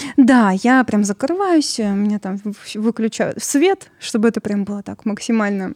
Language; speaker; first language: Russian; early bilingual, other home language; Georgian